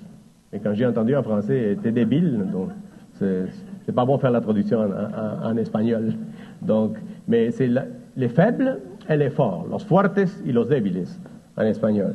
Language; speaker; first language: French; native; French